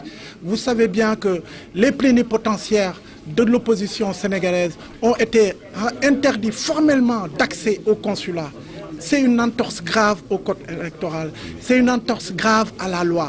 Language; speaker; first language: French; non-native, local second language; Wolof